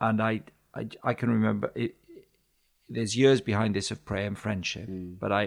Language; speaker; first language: English; native; English